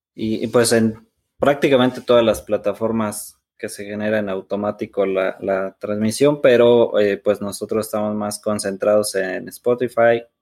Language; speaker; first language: Spanish; native; Spanish